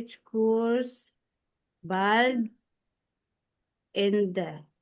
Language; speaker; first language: German; non-native, fluent; Filipino